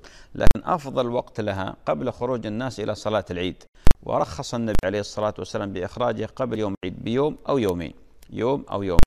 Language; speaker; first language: Arabic; native; Arabic